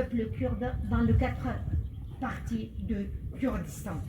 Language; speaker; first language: French; non-native, fluent; Arabic